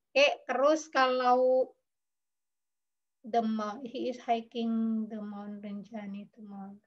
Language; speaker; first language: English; non-native, fluent; Indonesian